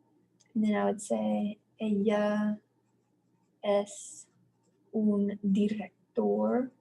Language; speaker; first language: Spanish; non-native, fluent; English